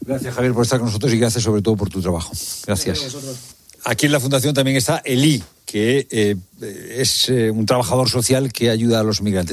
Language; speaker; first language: Spanish; native; Spanish